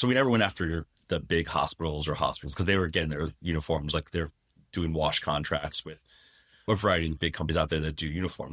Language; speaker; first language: English; native; English